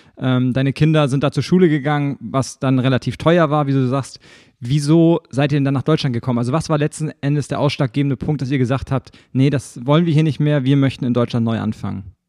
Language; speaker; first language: German; native; German